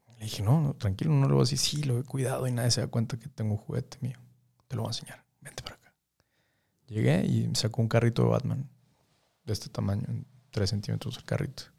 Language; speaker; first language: Spanish; native; Spanish